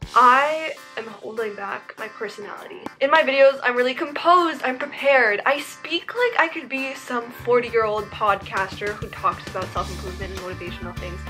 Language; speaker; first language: English; native; English